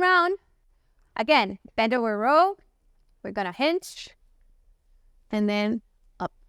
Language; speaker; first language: English; non-native, fluent; Italian